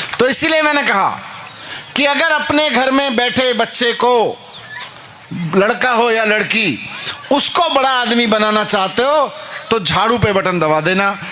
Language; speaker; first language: Hindi; native; Hindi